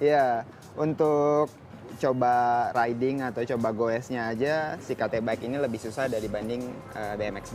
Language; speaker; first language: Indonesian; native; Indonesian